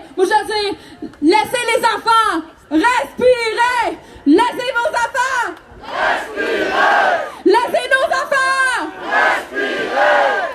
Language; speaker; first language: French; native; French